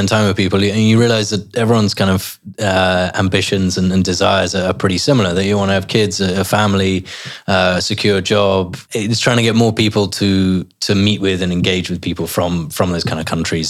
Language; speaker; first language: English; native; English